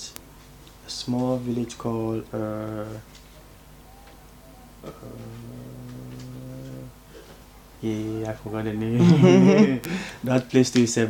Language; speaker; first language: English; non-native, local second language; Ewe